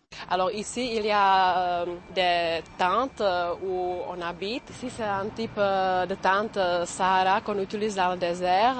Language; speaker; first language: French; non-native, fluent; Czech